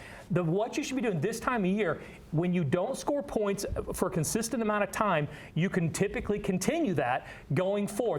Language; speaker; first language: English; native; English